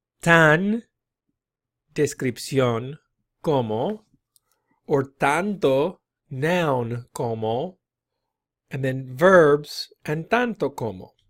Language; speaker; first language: Spanish; non-native, fluent; English